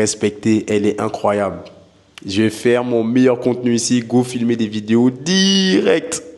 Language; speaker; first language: French; native; French